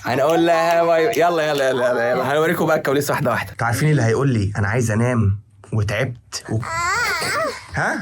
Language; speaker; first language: Arabic; native; Arabic